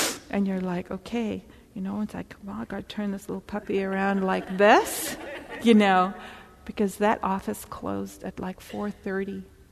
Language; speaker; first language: English; early bilingual, other home language; Dutch